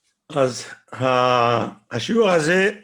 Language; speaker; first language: Hebrew; non-native, fluent; French